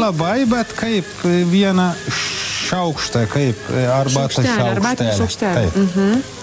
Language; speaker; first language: Lithuanian; non-native, learner; Turkish